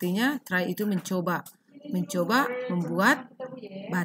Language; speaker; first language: Indonesian; native; Indonesian